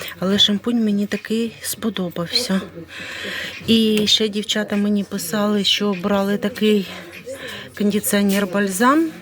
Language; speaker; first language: Ukrainian; non-native, local second language; Russian